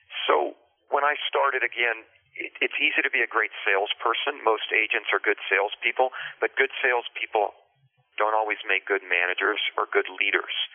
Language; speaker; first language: English; early bilingual, other home language; Spanish